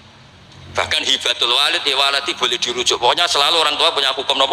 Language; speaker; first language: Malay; non-native, local second language; Javanese